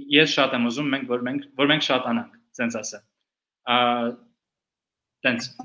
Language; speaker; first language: Armenian; early bilingual, heritage; Armenian